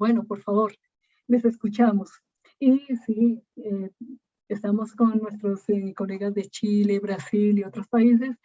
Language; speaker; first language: Spanish; native; Spanish